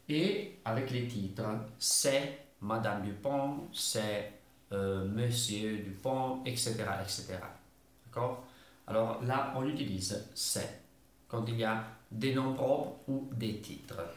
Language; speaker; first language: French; non-native, fluent; Italian